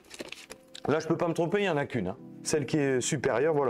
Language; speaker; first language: French; native; French